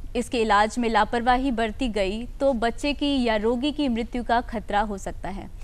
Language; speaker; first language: Hindi; native; Hindi